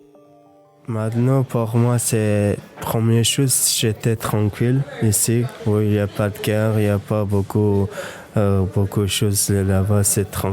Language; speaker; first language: French; non-native, learner; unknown